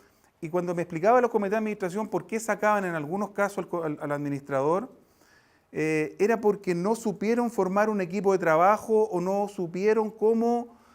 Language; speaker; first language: Spanish; native; Spanish